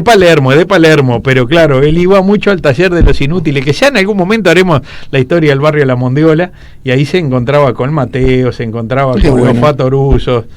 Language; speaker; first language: Spanish; native; Spanish